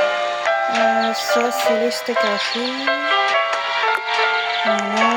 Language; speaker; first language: French; native; French